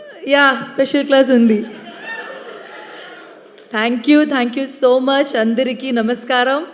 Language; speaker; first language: Telugu; non-native, learner; Malayalam